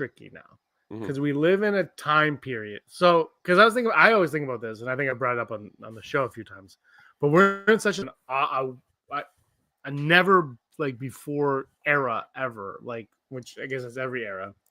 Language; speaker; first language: English; native; English